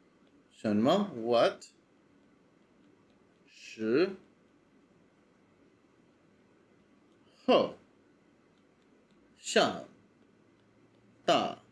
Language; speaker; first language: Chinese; non-native, learner; English